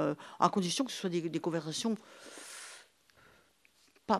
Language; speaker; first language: French; native; French